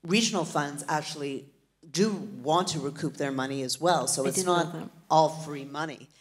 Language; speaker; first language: English; native; English